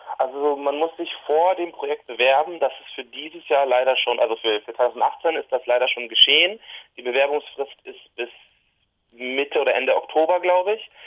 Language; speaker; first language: German; native; German